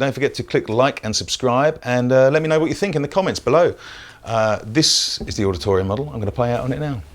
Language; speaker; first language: English; native; English